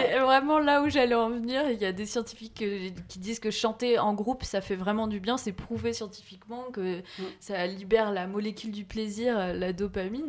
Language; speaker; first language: French; native; French